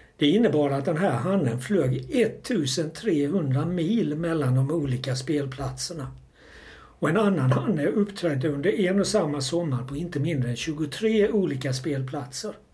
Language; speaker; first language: Swedish; native; Swedish